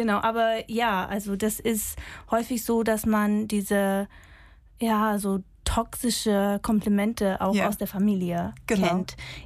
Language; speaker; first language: German; non-native, fluent; English